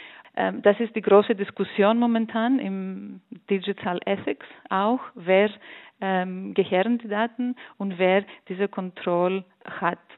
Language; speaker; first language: German; non-native, fluent; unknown